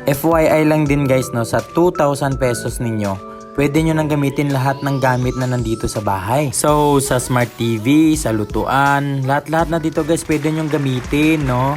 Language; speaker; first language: Filipino; non-native, local second language; Cebuano